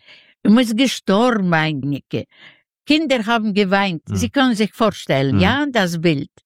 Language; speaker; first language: German; non-native, learner; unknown